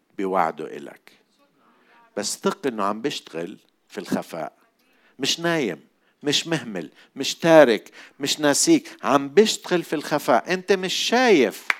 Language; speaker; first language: Arabic; native; Arabic